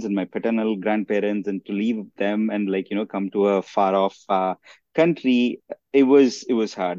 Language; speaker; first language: English; non-native, local second language; Tamil